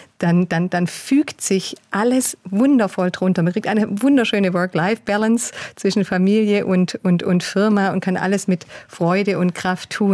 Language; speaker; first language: German; native; German